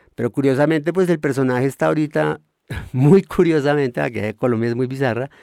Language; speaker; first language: Spanish; native; Spanish